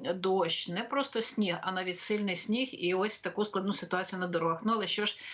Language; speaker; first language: Ukrainian; native; Ukrainian